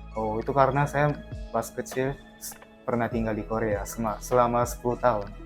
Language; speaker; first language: Indonesian; early bilingual, heritage; Indonesian